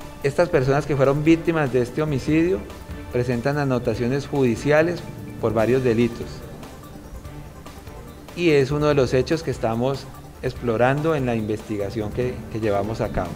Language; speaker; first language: Spanish; native; Spanish